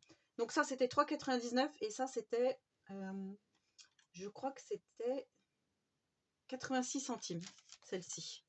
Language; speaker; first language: French; native; French